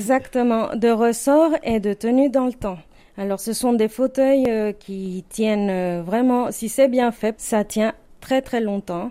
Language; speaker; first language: French; non-native, fluent; Spanish